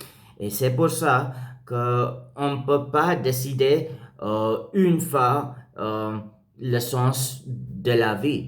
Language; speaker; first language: French; non-native, learner; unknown